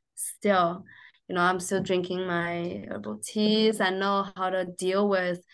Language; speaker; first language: English; non-native, fluent; Chinese